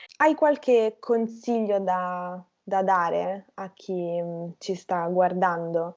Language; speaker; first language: Italian; native; Italian